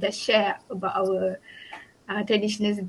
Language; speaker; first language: English; non-native, local second language; Malay